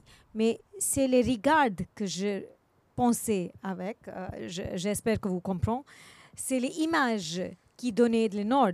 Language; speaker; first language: French; non-native, learner; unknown